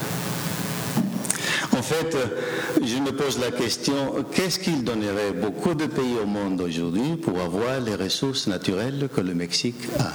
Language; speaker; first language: French; non-native, fluent; Spanish